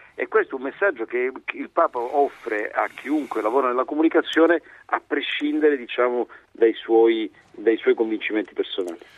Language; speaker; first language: Italian; native; Italian